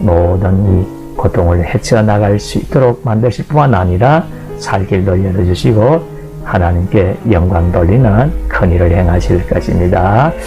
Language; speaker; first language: Korean; native; Korean